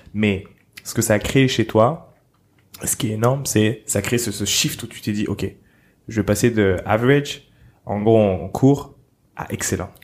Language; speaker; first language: French; native; French